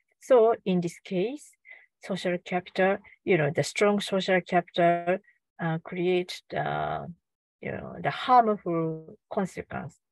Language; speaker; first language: English; non-native, learner; Japanese